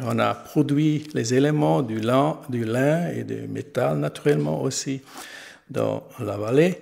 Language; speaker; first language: French; non-native, learner; German